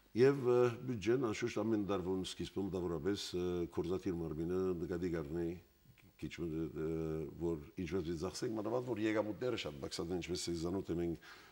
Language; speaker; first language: Armenian; early bilingual, heritage; Armenian